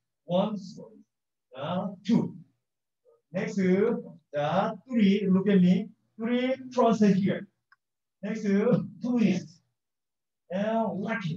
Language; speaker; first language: English; non-native, learner; Korean